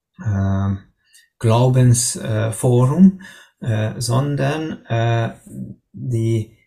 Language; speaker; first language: German; non-native, learner; Hungarian